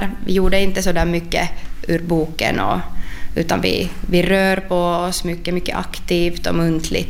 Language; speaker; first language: Swedish; non-native, local second language; Finnish